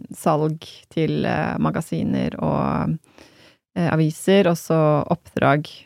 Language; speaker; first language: Norwegian; native; Norwegian